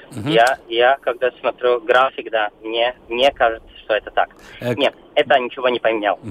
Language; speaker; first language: Russian; non-native, local second language; Latvian